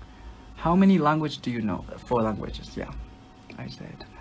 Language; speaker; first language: English; non-native, learner; Japanese